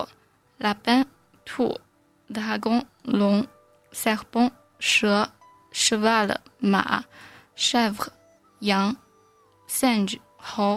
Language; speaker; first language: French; non-native, learner; Chinese